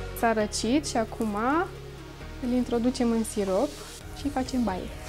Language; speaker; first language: Romanian; early bilingual, heritage; Romanian